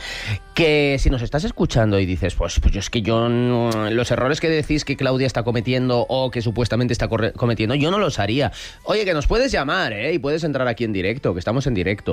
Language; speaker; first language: Spanish; native; Spanish